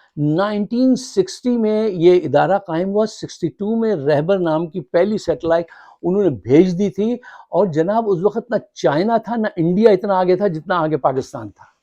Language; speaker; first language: Urdu; native; Urdu